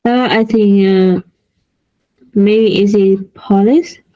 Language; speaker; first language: English; non-native, learner; Vietnamese